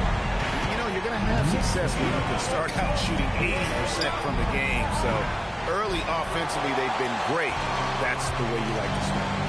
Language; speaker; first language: English; native; English